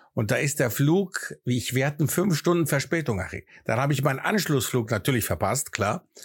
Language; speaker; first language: German; early bilingual, other home language; Greek